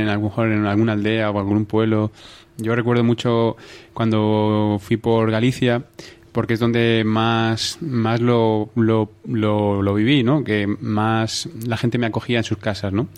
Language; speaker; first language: Spanish; native; Spanish